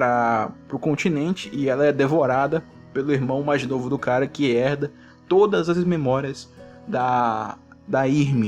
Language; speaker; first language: Portuguese; native; Portuguese